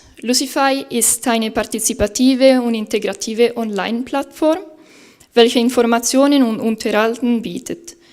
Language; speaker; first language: German; non-native, fluent; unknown